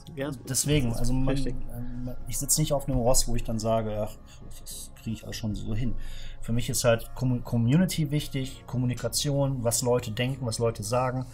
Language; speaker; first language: German; native; German